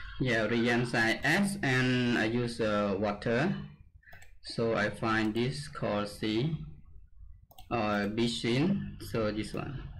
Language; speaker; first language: English; non-native, learner; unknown